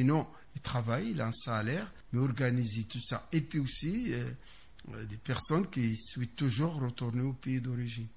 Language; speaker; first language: French; non-native, fluent; Arabic